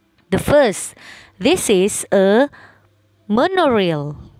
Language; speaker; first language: English; non-native, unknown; Indonesian